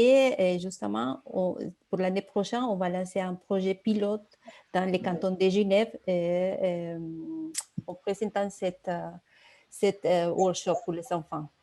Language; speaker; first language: French; non-native, fluent; Spanish